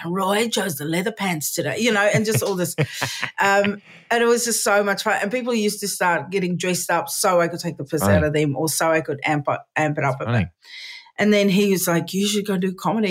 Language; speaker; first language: English; non-native, local second language; Afrikaans